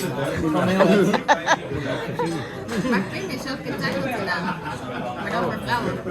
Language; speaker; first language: Dutch; non-native, learner; Thai